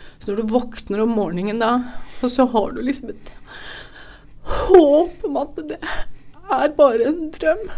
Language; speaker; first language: Norwegian; native; Norwegian